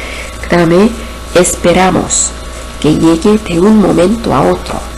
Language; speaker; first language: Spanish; non-native, fluent; Korean